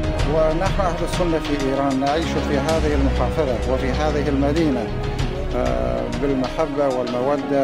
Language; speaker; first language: Arabic; non-native, fluent; Turkmen